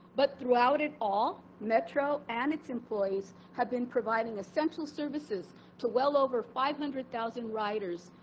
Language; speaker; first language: English; early bilingual, other home language; Spanish